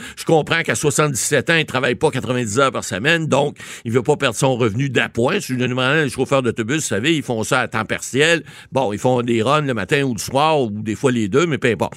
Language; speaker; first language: French; native; French